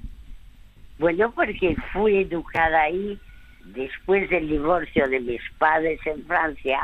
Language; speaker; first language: Spanish; early bilingual, other home language; French